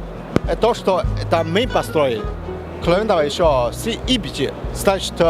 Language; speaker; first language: Russian; non-native, learner; Chinese